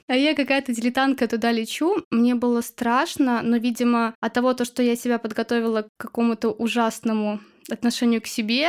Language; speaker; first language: Russian; native; Russian